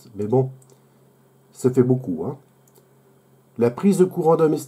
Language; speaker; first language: French; native; French